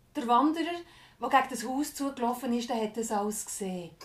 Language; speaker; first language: German; non-native, fluent; English